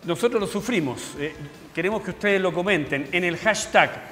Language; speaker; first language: Spanish; native; Spanish